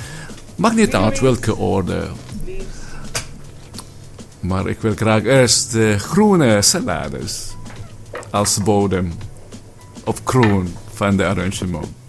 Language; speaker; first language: Dutch; non-native, learner; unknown